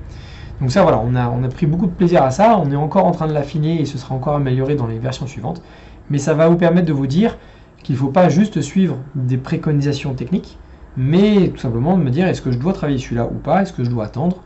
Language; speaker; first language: French; native; French